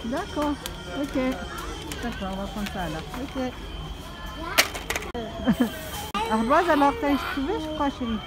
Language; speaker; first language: French; native; French